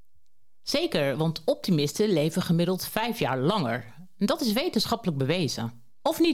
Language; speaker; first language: Dutch; native; Dutch